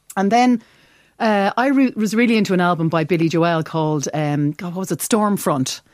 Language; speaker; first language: English; native; English